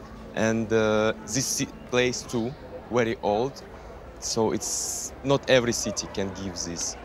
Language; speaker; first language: English; non-native, learner; Ukrainian